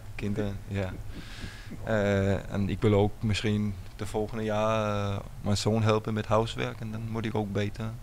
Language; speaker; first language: Dutch; non-native, learner; Danish